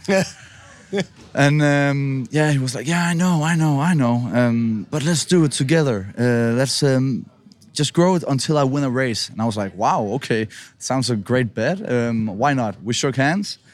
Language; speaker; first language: English; non-native, fluent; Danish